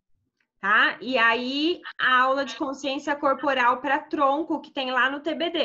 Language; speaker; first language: Portuguese; native; Portuguese